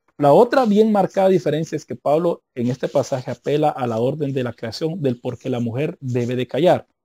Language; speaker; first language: Spanish; native; Spanish